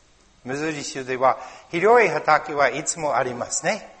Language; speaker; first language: Japanese; non-native, learner; English